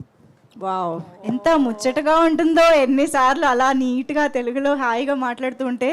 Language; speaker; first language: Telugu; native; Telugu